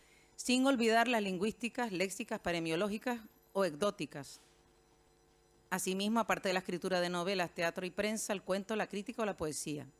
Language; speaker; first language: Spanish; native; Spanish